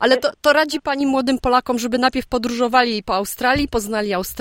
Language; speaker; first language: Polish; native; Polish